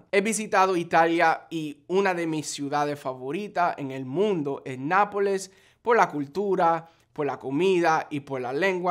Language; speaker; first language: Spanish; non-native, fluent; English